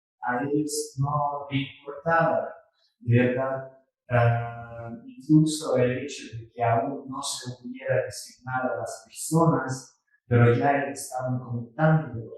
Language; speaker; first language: Spanish; non-native, fluent; Russian